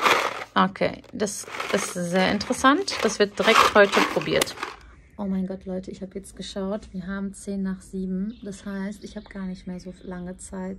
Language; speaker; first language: German; early bilingual, other home language; Turkish